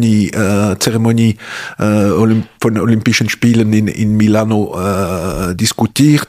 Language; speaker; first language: German; non-native, local second language; French